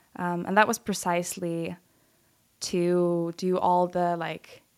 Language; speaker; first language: English; non-native, fluent; Lithuanian